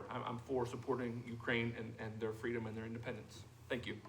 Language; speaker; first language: English; native; English